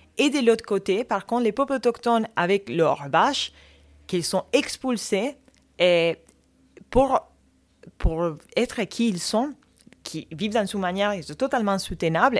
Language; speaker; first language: French; non-native, fluent; Spanish